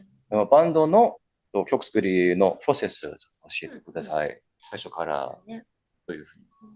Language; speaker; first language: Japanese; non-native, fluent; English